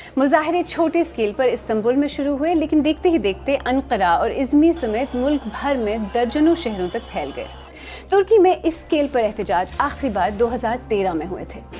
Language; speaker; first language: Urdu; native; Urdu